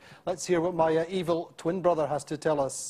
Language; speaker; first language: English; native; English